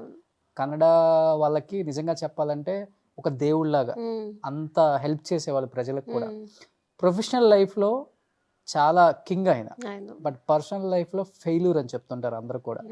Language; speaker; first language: Telugu; native; Telugu